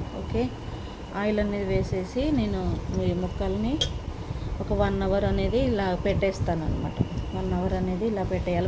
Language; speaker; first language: Telugu; native; Telugu